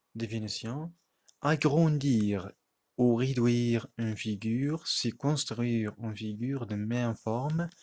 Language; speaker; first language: French; non-native, local second language; Arabic